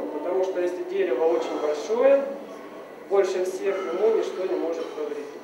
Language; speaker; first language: Russian; native; Russian